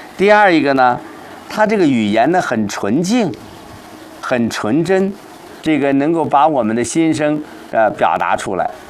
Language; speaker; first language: Chinese; native; Chinese